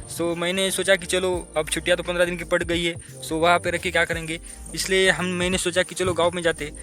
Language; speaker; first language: Hindi; non-native, local second language; Marathi